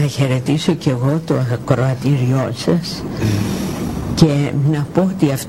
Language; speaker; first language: Greek; native; Greek